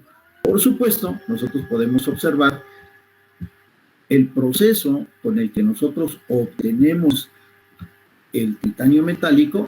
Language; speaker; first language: Spanish; native; Spanish